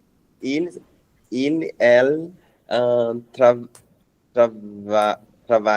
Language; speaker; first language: French; non-native, learner; Portuguese